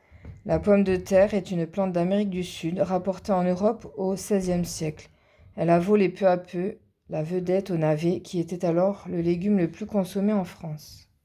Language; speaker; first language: French; native; French